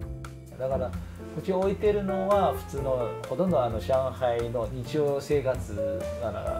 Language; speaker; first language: Japanese; non-native, fluent; Chinese